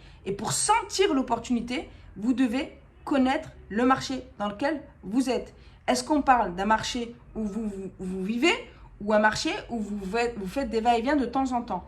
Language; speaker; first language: French; native; French